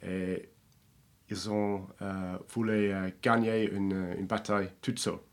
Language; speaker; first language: French; non-native, fluent; English